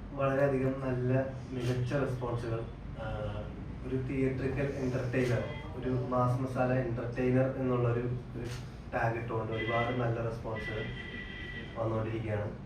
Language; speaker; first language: Malayalam; native; Malayalam